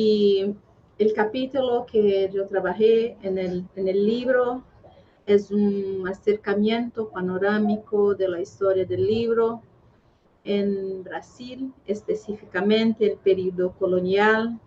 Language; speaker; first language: Spanish; non-native, fluent; Portuguese